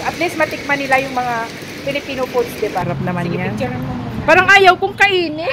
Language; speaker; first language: Filipino; native; Filipino